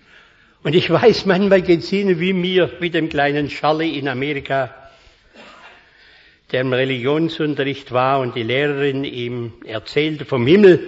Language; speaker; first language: German; native; German